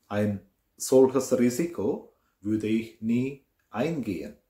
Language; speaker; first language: German; non-native, fluent; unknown